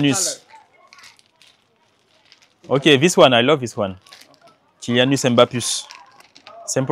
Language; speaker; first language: English; non-native, learner; French